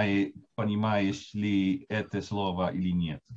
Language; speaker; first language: Russian; non-native, fluent; Dutch